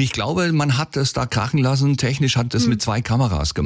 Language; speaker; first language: German; native; German